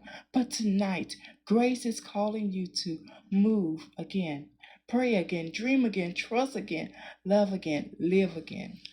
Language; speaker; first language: English; native; English